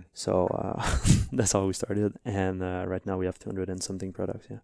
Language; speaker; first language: English; non-native, fluent; French